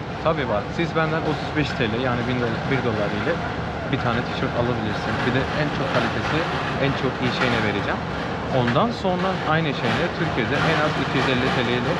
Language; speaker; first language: Turkish; non-native, fluent; Bangla